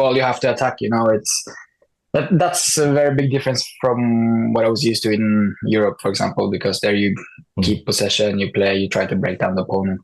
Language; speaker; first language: English; non-native, fluent; Norwegian